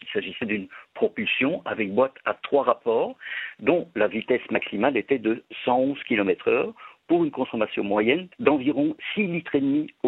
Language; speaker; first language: French; native; French